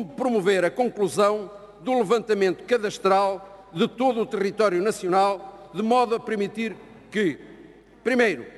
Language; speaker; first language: Portuguese; native; Portuguese